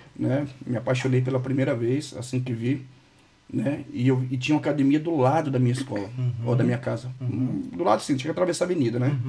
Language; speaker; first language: Portuguese; native; Portuguese